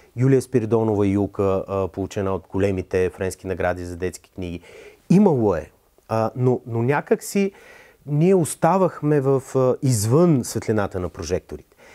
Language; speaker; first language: Bulgarian; native; Bulgarian